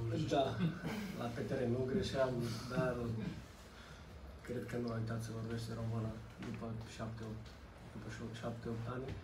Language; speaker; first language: Romanian; non-native, learner; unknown